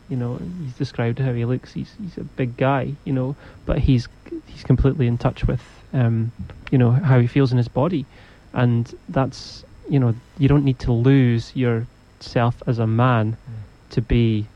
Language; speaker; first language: English; native; English